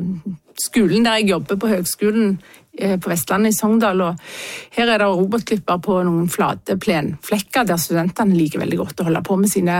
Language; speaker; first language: Norwegian; native; Norwegian